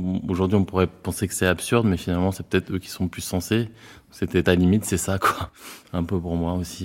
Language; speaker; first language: French; native; French